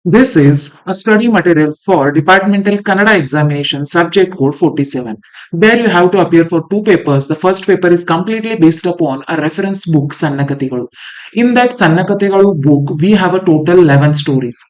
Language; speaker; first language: English; non-native, local second language; Kannada